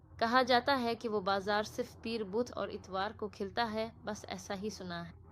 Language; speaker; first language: Urdu; non-native, fluent; Indonesian